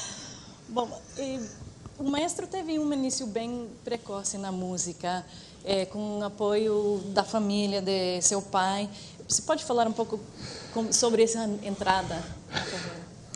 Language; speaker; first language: Portuguese; non-native, fluent; English